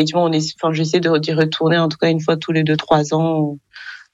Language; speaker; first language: French; non-native, local second language; Kinyarwanda